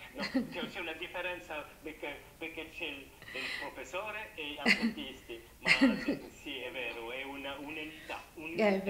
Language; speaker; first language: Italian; non-native, learner; French